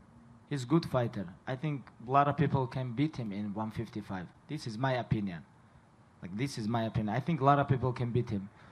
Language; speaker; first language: English; non-native, fluent; Russian